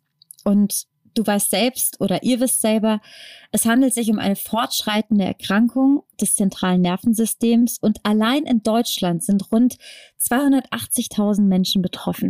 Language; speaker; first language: German; native; German